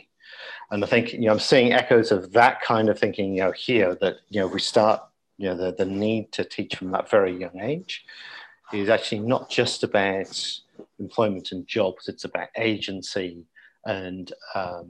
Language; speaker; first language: English; native; English